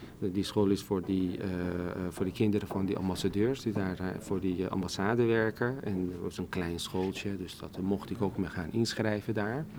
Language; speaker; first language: Dutch; non-native, fluent; Persian